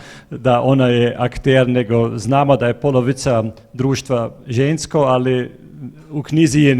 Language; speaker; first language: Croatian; non-native, fluent; German